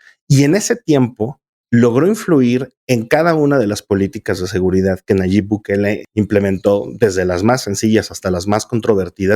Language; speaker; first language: Spanish; native; Spanish